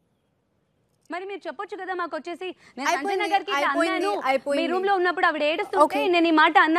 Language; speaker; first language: Telugu; native; Telugu